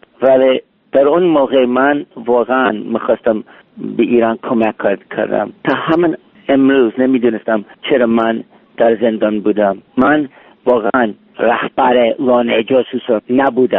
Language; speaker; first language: Persian; non-native, learner; English